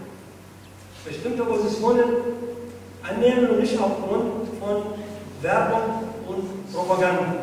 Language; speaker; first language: German; non-native, fluent; Arabic